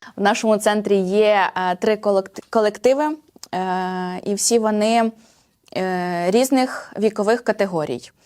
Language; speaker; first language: Ukrainian; native; Ukrainian